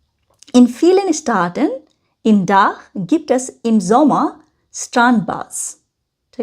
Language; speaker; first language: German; non-native, learner; Bangla